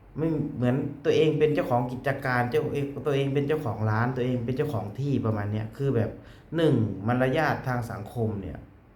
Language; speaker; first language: Thai; native; Thai